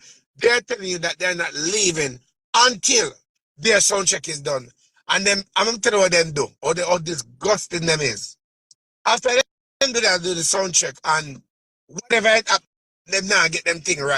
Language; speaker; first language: English; native; English